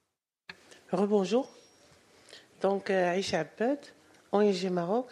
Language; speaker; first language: French; non-native, local second language; Arabic